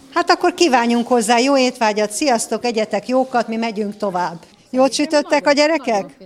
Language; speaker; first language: Hungarian; native; Hungarian